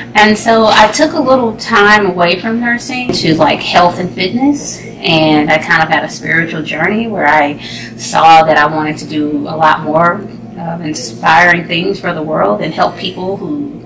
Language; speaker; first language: English; native; English